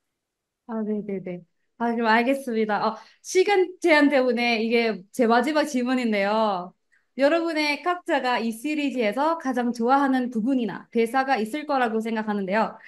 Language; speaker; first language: Korean; non-native, fluent; Indonesian